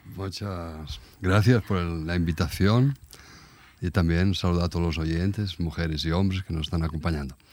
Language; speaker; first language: Spanish; native; Spanish